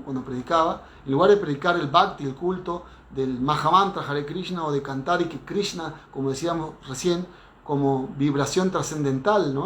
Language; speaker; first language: Spanish; native; Spanish